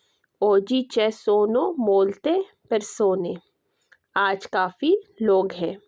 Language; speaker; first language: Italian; non-native, learner; Urdu